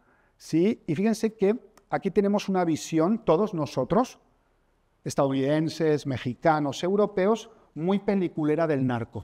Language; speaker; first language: Spanish; native; Spanish